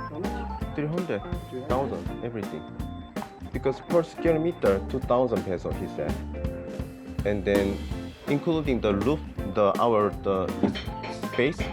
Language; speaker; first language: English; non-native, learner; Korean